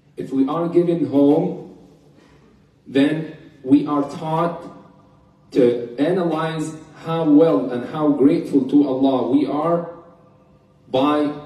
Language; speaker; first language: English; non-native, fluent; Arabic